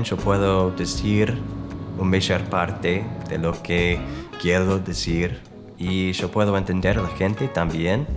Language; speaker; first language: Spanish; non-native, fluent; English